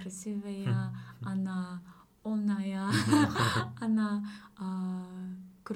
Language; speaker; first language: Russian; non-native, learner; English